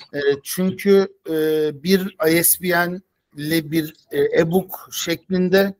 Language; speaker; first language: Turkish; native; Turkish